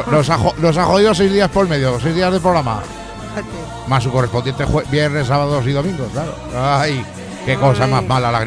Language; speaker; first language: Spanish; native; Spanish